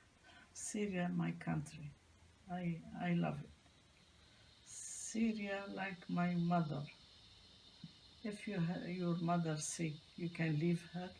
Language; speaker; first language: English; non-native, learner; Arabic